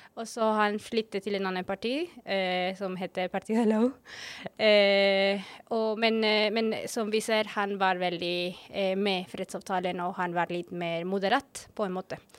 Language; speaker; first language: Norwegian; non-native, fluent; Spanish